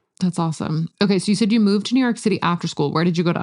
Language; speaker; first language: English; native; English